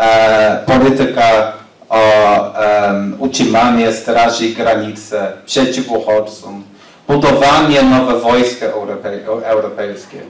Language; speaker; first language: Polish; non-native, fluent; English